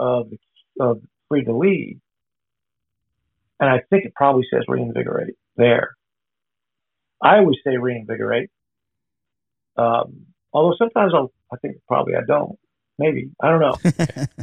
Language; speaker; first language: English; native; English